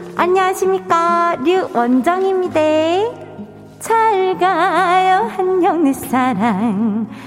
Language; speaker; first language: Korean; native; Korean